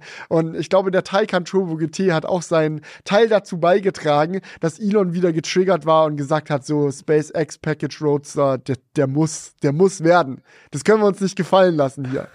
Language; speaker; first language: German; native; German